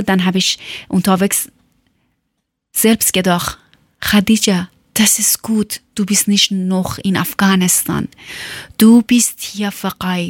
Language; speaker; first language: German; non-native, learner; Persian